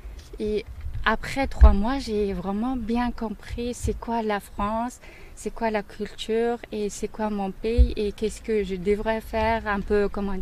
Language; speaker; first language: French; non-native, learner; Mongolian